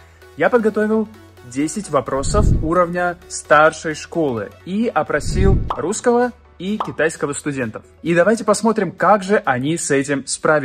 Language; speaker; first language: Russian; native; Russian